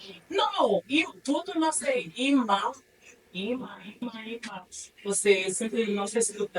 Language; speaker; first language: Portuguese; non-native, learner; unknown